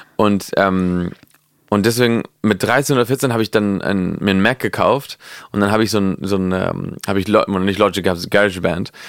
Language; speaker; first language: German; non-native, fluent; Spanish